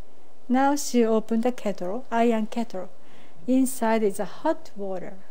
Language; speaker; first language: English; non-native, fluent; Japanese